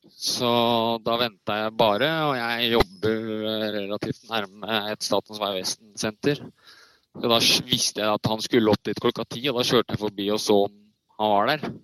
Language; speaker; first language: Norwegian; native; Norwegian